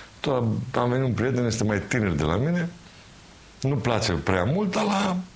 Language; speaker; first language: Romanian; non-native, learner; Greek